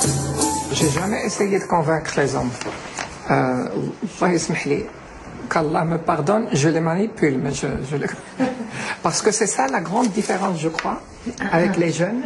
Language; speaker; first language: French; non-native, local second language; Arabic